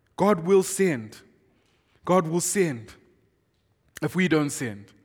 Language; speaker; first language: English; non-native, local second language; Shona